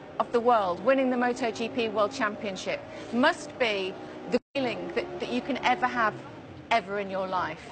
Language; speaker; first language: English; native; English